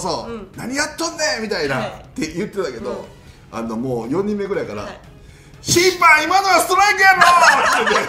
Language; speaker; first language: Japanese; native; Japanese